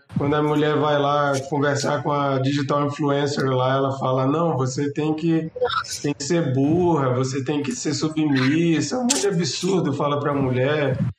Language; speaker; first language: Portuguese; native; Portuguese